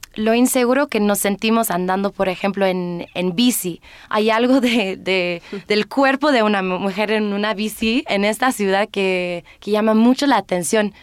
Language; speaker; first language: Spanish; non-native, fluent; English